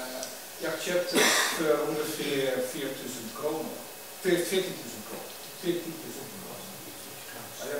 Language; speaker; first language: Swedish; non-native, learner; Dutch